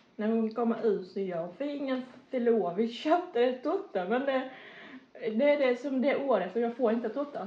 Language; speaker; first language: Swedish; non-native, learner; Vietnamese